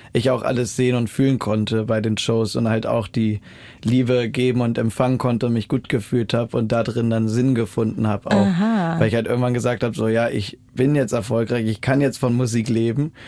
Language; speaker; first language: German; native; German